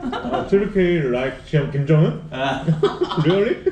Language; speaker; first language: English; non-native, learner; Korean